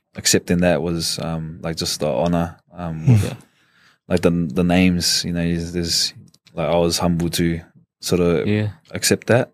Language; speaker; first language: English; native; English